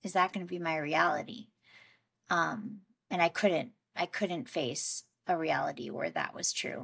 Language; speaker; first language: English; native; English